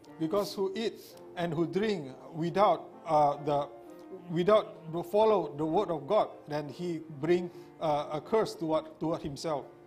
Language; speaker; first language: English; non-native, fluent; Indonesian